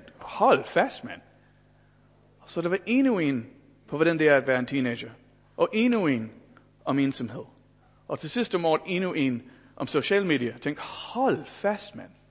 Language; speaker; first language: Danish; non-native, fluent; English